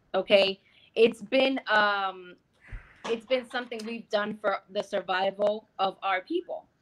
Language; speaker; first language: English; native; English